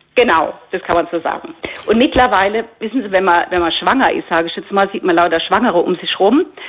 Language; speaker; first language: German; native; German